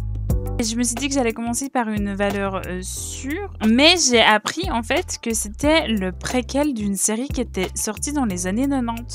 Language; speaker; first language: French; native; French